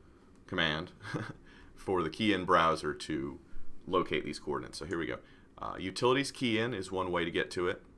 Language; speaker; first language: English; native; English